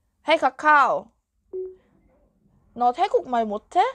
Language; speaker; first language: Korean; non-native, fluent; Thai